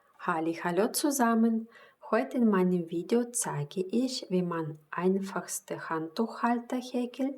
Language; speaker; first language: German; non-native, fluent; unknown